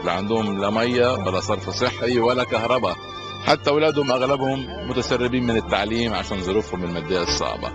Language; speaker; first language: Arabic; native; Arabic